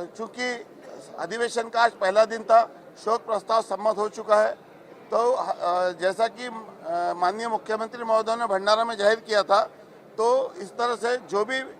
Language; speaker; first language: Hindi; non-native, local second language; Marathi